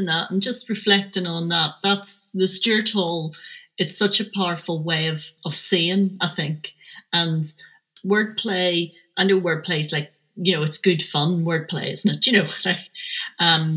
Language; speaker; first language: English; native; English